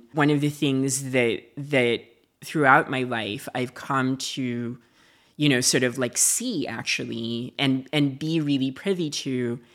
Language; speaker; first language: English; non-native, local second language; Filipino